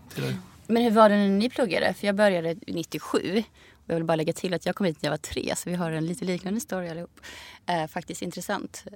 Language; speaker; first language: Swedish; early bilingual, other home language; Icelandic